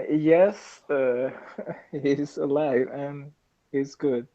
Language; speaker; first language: English; non-native, learner; Persian